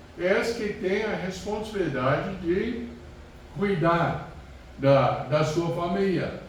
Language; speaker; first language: Portuguese; non-native, fluent; English